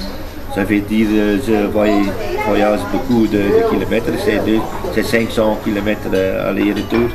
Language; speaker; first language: French; non-native, learner; Dutch